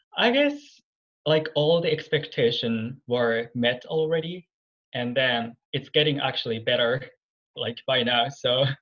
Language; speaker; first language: English; non-native, fluent; Japanese